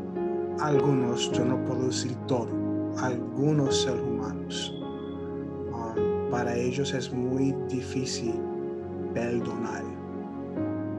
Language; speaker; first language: Spanish; early bilingual, heritage; Spanish